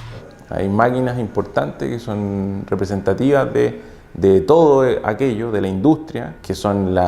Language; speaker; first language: Spanish; native; Spanish